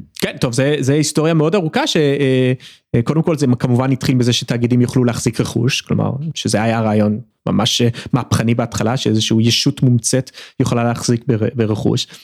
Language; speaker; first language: Hebrew; early bilingual, other home language; English